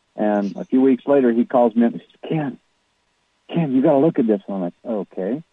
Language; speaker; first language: English; native; English